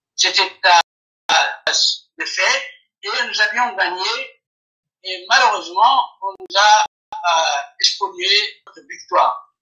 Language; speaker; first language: French; non-native, local second language; Afar